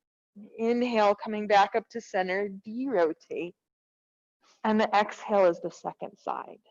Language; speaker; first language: English; native; English